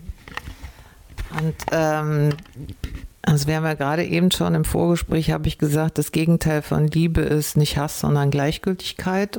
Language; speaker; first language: German; native; German